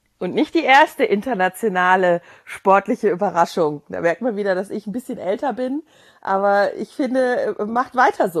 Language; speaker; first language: German; native; German